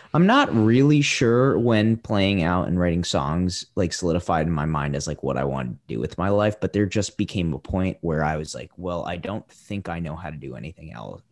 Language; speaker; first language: English; native; English